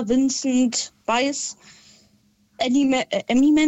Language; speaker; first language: German; native; German